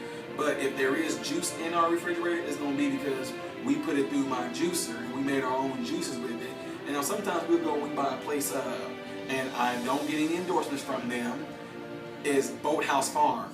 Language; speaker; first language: English; native; English